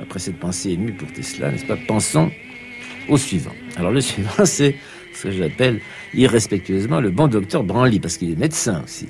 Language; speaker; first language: French; native; French